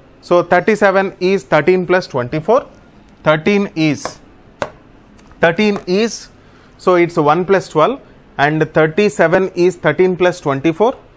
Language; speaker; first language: English; non-native, local second language; Telugu